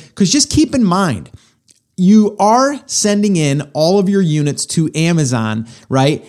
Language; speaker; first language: English; native; English